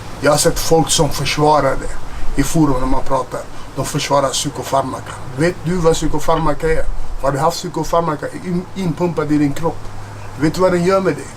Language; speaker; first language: Swedish; non-native, fluent; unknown